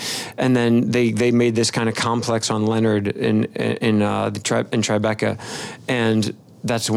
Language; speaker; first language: English; native; English